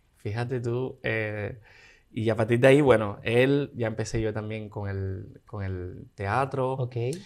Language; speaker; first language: Spanish; native; Spanish